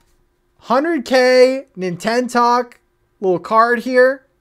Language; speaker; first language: English; native; English